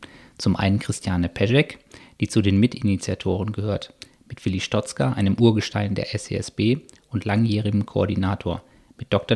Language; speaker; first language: German; native; German